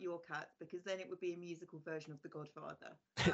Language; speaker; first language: English; native; English